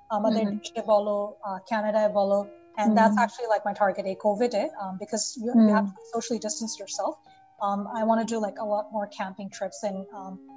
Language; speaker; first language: English; non-native, local second language; Bangla